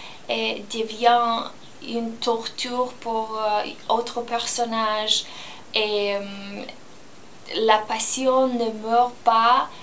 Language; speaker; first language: French; non-native, learner; Romanian